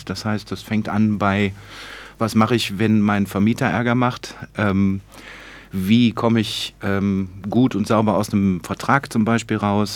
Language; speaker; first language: German; native; German